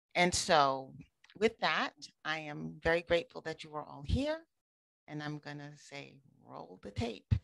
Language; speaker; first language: English; native; English